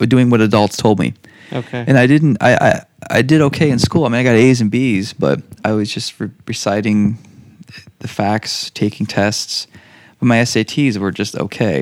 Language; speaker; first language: English; native; English